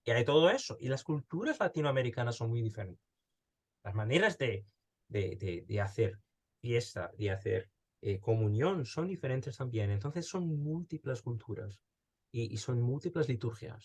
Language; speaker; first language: Spanish; early bilingual, heritage; Spanish